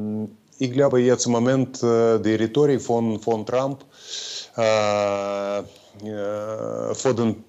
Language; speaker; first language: German; non-native, fluent; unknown